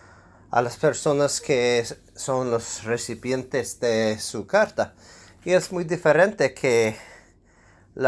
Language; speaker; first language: Spanish; non-native, fluent; English